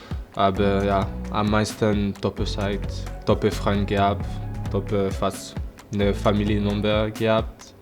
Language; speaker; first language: German; non-native, learner; French